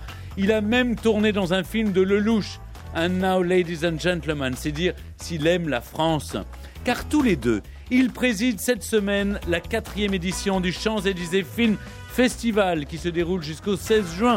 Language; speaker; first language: French; native; French